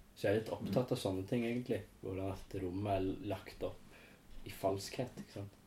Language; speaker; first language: Norwegian; non-native, fluent; English